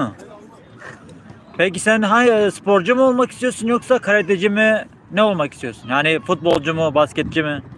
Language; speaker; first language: Turkish; native; Turkish